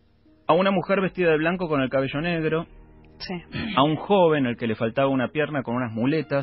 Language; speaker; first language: Spanish; native; Spanish